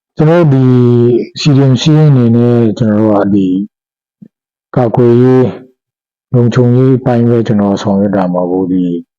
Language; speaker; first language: Burmese; non-native, local second language; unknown